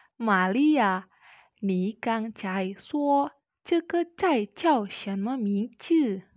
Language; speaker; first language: Chinese; non-native, learner; Indonesian